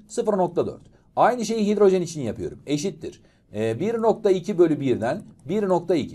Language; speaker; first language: Turkish; native; Turkish